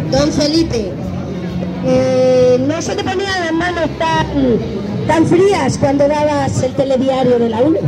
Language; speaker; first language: Spanish; native; Spanish